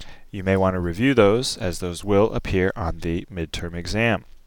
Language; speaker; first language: English; native; English